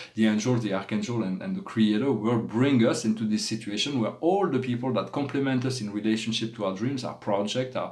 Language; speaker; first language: English; non-native, fluent; French